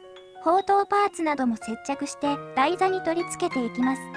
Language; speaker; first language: Japanese; native; Japanese